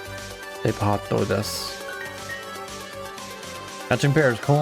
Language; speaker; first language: Japanese; non-native, learner; English